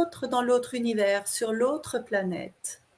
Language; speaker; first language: French; native; French